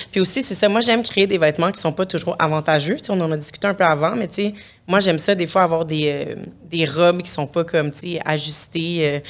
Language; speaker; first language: French; native; French